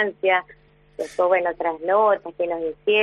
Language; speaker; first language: Spanish; native; Spanish